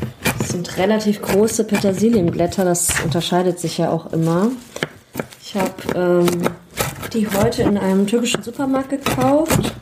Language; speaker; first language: German; native; German